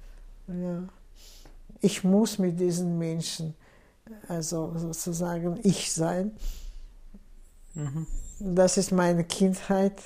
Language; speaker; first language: German; non-native, fluent; Russian